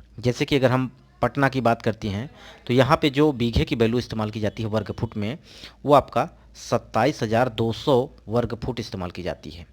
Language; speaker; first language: Hindi; native; Hindi